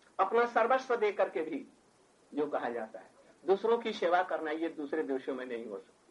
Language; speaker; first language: Hindi; native; Hindi